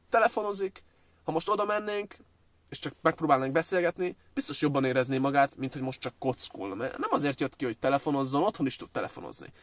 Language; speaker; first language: Hungarian; early bilingual, other home language; Chinese